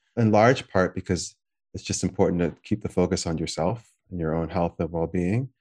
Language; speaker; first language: English; native; English